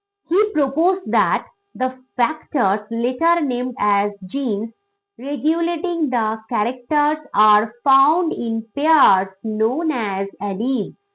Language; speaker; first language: English; non-native, local second language; Bangla